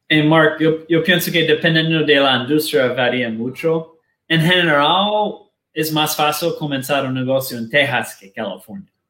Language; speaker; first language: Spanish; non-native, learner; Portuguese